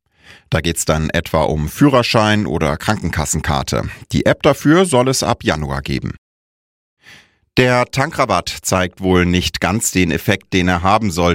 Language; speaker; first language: German; native; German